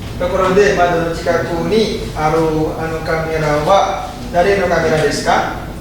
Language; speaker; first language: Japanese; non-native, learner; Indonesian